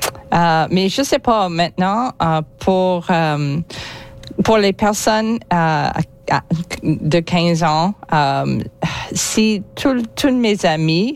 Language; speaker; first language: French; non-native, local second language; English